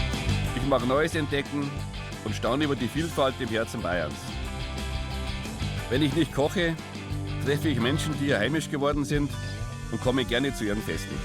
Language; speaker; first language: German; native; German